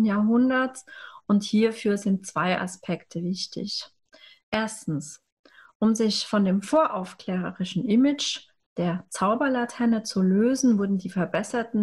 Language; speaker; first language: German; native; German